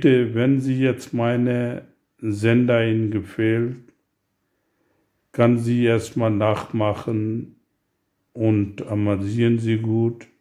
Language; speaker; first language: German; non-native, learner; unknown